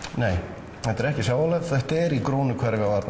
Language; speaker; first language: Icelandic; native; Icelandic